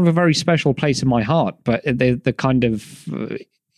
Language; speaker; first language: English; native; English